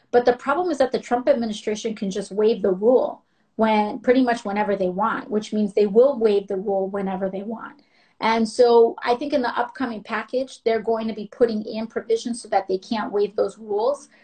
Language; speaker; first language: English; native; English